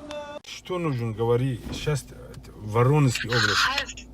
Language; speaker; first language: Russian; non-native, learner; Tajik